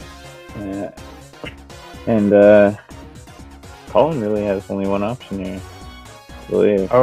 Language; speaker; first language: English; native; English